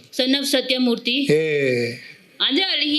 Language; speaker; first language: Kannada; native; Kannada